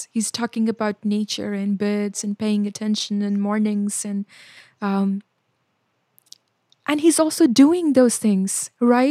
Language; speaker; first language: English; non-native, local second language; Hindi